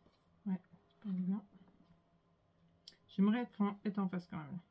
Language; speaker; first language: French; native; French